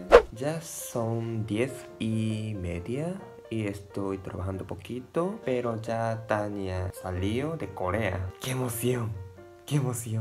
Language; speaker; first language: Spanish; non-native, learner; Japanese